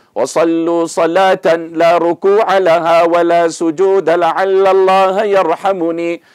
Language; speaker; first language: Arabic; non-native, fluent; English